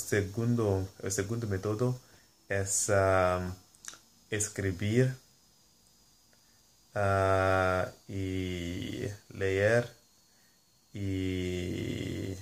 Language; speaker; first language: Spanish; non-native, learner; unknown